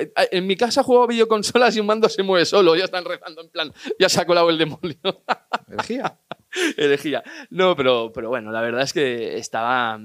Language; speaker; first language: Spanish; native; Spanish